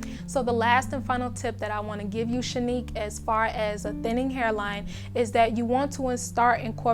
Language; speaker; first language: English; native; English